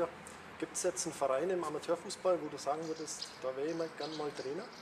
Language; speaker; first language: German; native; German